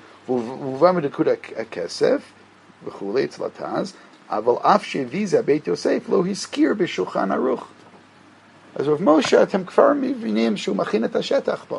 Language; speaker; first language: Hebrew; non-native, fluent; English